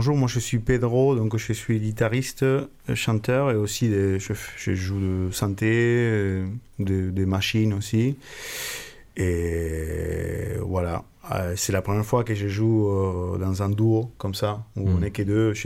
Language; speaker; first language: French; non-native, fluent; Spanish